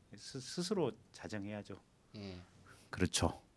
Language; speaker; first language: Korean; native; Korean